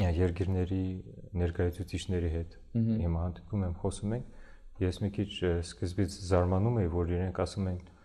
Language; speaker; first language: Armenian; early bilingual, heritage; Armenian